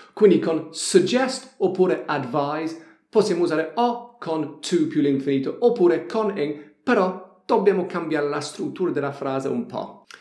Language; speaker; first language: Italian; non-native, fluent; English